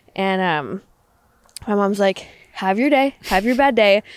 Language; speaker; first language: English; native; English